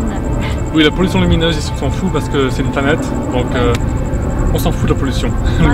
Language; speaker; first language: French; native; French